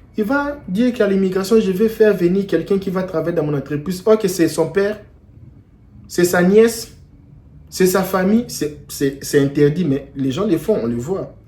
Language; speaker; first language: French; non-native, local second language; Lingala